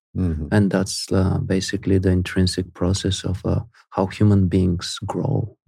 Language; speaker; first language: English; non-native, fluent; Spanish